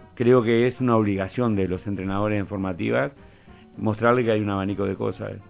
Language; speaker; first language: Spanish; native; Spanish